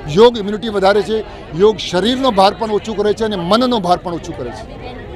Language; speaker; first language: Gujarati; non-native, local second language; Hindi